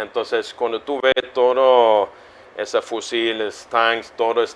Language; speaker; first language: Spanish; non-native, fluent; Swedish